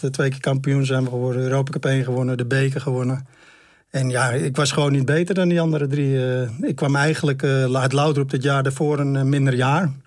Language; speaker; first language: Dutch; native; Dutch